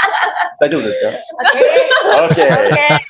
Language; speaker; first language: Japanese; non-native, fluent; English